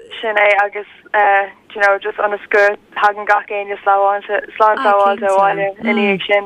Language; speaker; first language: Irish; non-native, learner; German